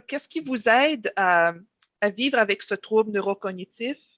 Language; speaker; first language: French; native; French